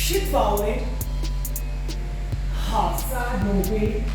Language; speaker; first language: Vietnamese; non-native, learner; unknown